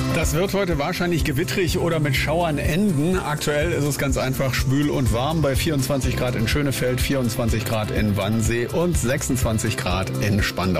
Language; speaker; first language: German; native; German